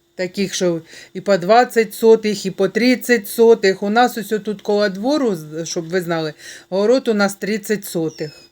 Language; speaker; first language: Ukrainian; native; Ukrainian